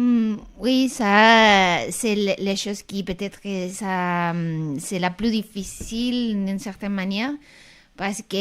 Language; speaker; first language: French; non-native, fluent; Spanish